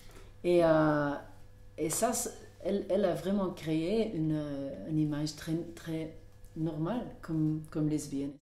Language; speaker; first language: French; non-native, local second language; Dutch